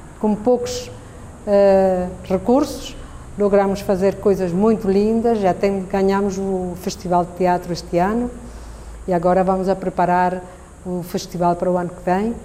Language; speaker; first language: Portuguese; early bilingual, heritage; Spanish